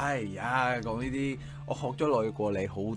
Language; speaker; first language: Cantonese; non-native, fluent; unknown